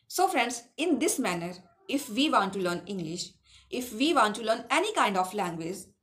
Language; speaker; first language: English; non-native, local second language; Awadhi